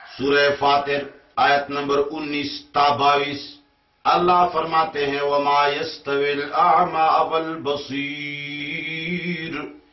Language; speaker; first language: Urdu; non-native, local second language; Pashto